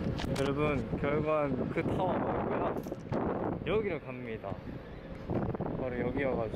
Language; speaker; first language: Korean; early bilingual, heritage; English